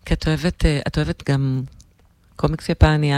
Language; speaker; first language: Hebrew; native; Hebrew